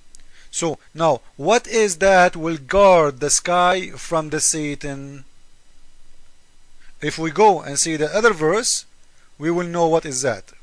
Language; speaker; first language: English; non-native, fluent; Arabic